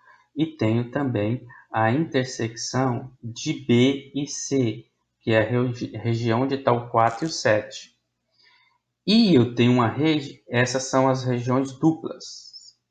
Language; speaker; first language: Portuguese; native; Portuguese